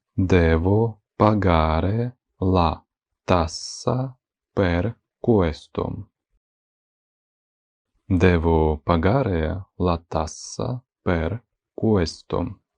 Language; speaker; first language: Italian; non-native, fluent; Ukrainian